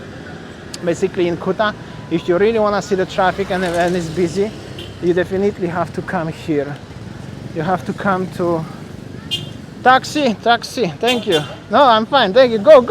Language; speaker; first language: English; non-native, fluent; Polish